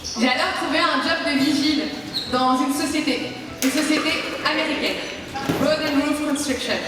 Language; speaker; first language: French; native; French